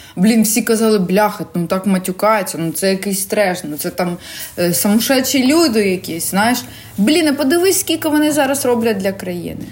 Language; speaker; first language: Ukrainian; non-native, local second language; Russian